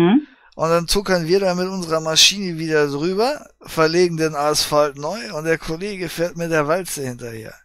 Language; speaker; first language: German; native; German